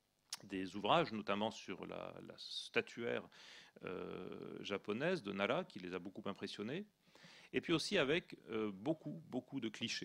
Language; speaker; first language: French; native; French